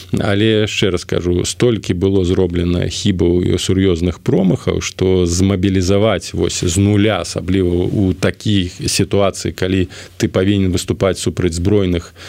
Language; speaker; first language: Belarusian; non-native, local second language; Russian